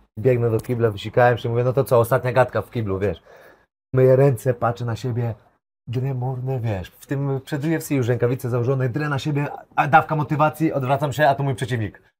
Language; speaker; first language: Polish; native; Polish